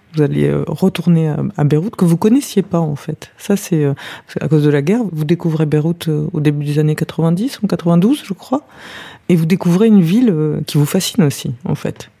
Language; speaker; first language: French; native; French